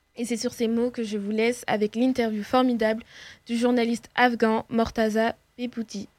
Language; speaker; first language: French; early bilingual, other home language; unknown